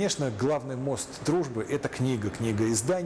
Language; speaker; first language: Russian; native; Russian